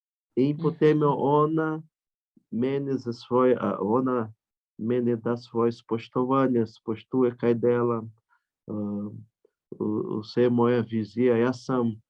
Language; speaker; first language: Slovenian; non-native, learner; Portuguese